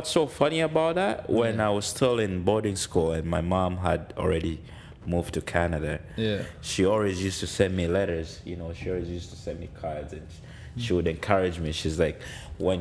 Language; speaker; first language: English; non-native, local second language; Ganda